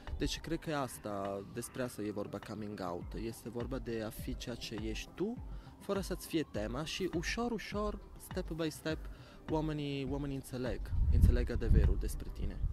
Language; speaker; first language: Romanian; non-native, fluent; Italian